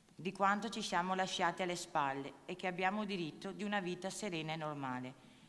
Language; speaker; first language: Italian; native; Italian